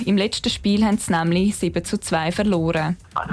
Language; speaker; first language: German; native; German